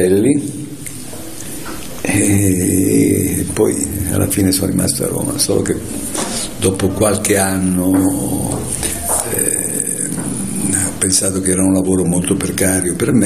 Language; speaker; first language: Italian; native; Italian